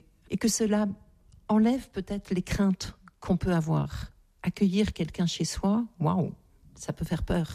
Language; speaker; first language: French; native; French